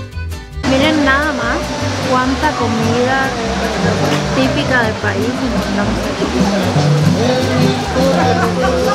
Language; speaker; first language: Spanish; native; Spanish